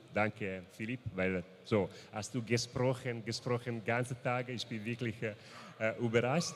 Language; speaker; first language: German; non-native, fluent; Italian